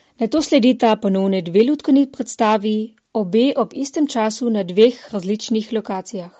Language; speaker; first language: Slovenian; native; Slovenian